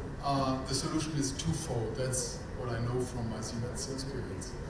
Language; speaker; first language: English; non-native, fluent; German